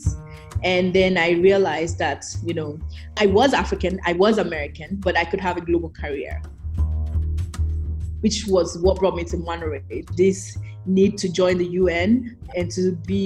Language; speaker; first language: English; non-native, local second language; Yoruba